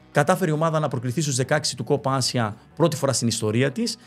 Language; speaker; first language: Greek; early bilingual, other home language; Spanish